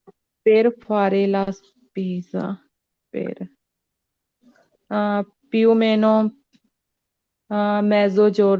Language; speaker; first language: Italian; non-native, learner; Punjabi